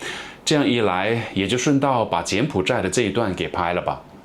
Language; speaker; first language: Chinese; native; Chinese